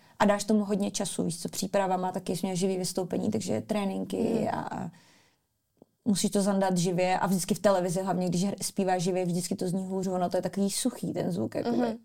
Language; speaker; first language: Czech; early bilingual, other home language; Armenian